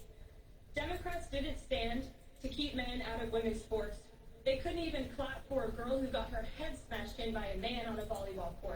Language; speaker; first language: English; native; English